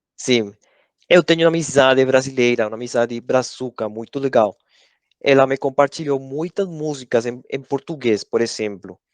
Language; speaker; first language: Portuguese; non-native, learner; Spanish